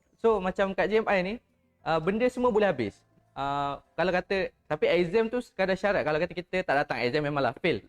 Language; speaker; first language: Malay; native; Malay